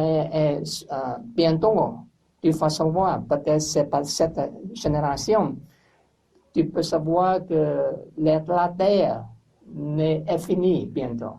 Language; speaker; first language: French; non-native, learner; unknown